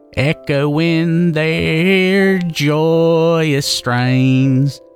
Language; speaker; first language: English; native; English